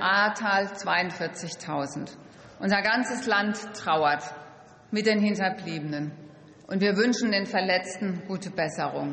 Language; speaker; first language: German; native; German